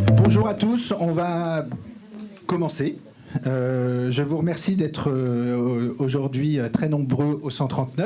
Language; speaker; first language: French; native; French